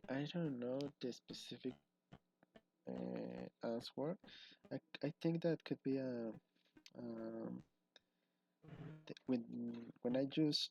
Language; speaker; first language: English; non-native, learner; Spanish